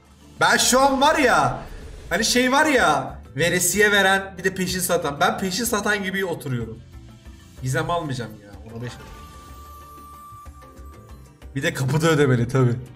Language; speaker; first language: Turkish; native; Turkish